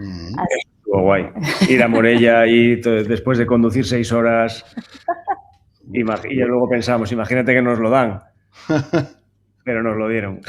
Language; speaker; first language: Spanish; native; Spanish